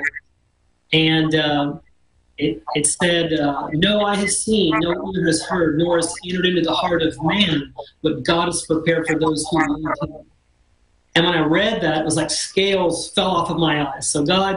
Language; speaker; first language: English; native; English